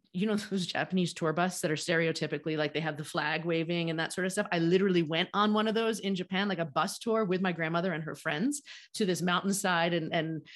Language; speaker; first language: English; native; English